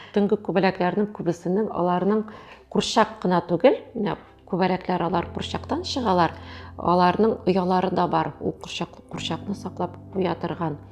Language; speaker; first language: Tatar; native; Tatar